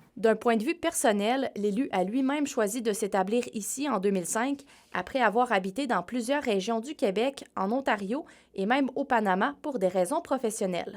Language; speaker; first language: French; native; French